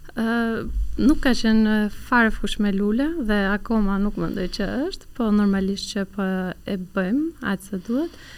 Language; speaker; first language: Albanian; early bilingual, heritage; Albanian